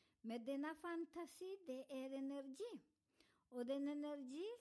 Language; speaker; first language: Swedish; non-native, learner; Spanish